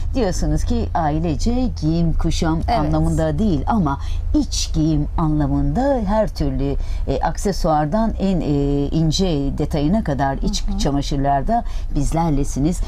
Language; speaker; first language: Turkish; native; Turkish